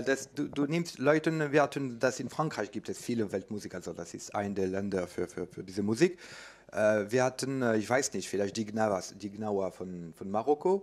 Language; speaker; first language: German; non-native, learner; French